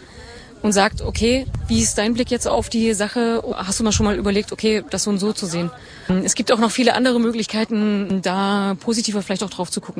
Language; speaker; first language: German; native; German